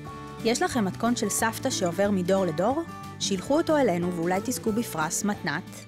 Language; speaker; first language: Hebrew; native; Hebrew